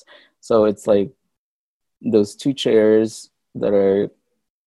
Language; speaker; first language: English; non-native, local second language; Filipino